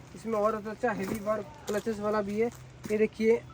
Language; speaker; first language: Hindi; non-native, local second language; Kannada